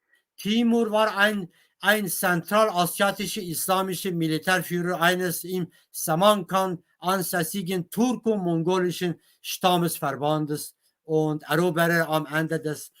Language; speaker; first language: German; non-native, fluent; Kurdish